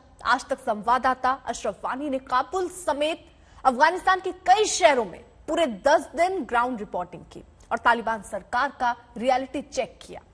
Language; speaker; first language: Hindi; native; Hindi